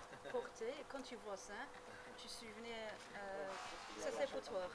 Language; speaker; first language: French; non-native, learner; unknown